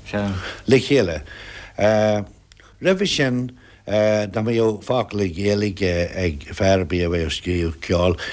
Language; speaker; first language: Irish; non-native, local second language; English